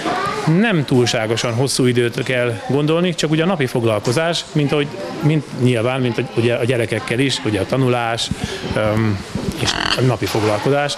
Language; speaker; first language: Hungarian; native; Hungarian